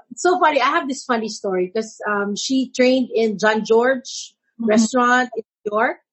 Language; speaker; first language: English; non-native, local second language; Filipino